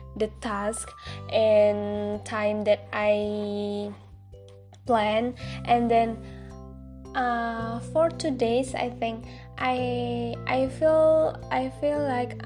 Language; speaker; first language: English; non-native, learner; Indonesian